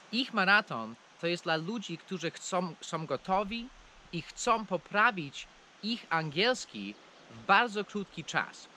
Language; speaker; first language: Polish; non-native, fluent; English